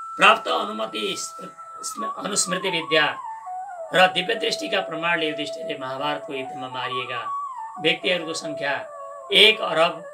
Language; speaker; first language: Nepali; native; Nepali